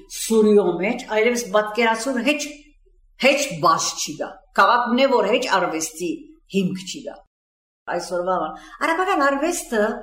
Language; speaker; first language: Armenian; early bilingual, heritage; Armenian